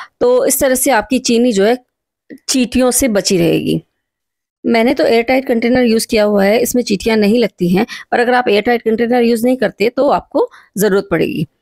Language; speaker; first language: Hindi; native; Hindi